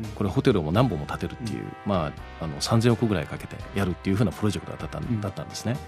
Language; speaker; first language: Japanese; native; Japanese